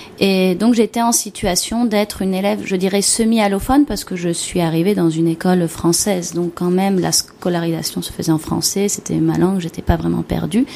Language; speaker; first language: French; native; French